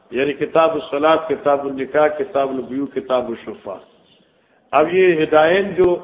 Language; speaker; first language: Urdu; non-native, local second language; Northern Hindko